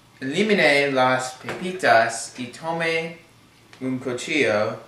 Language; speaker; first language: Spanish; non-native, learner; English